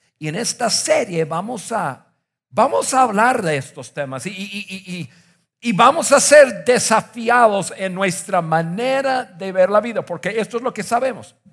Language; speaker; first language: Spanish; non-native, fluent; English